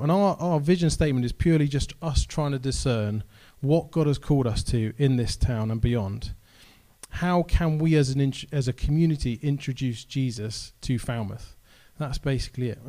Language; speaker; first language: English; native; English